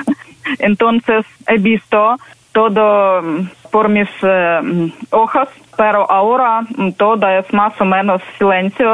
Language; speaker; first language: Spanish; non-native, fluent; Ukrainian